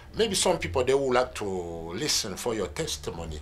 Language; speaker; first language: English; non-native, learner; French